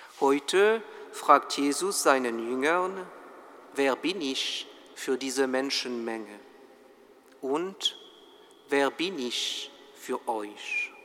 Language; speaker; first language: German; non-native, fluent; French